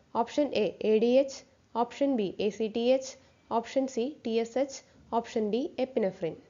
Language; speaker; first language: English; non-native, local second language; Malayalam